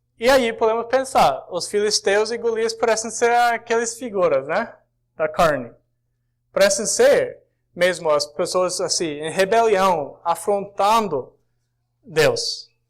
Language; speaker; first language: Portuguese; non-native, fluent; English